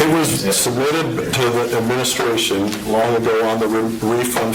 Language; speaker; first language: English; native; English